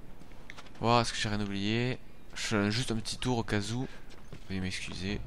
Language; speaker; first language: French; native; French